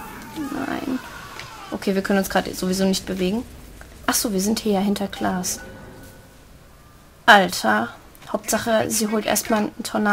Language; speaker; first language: German; native; German